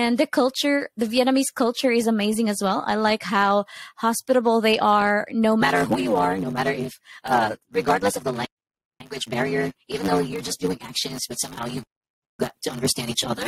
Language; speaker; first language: English; non-native, local second language; Cebuano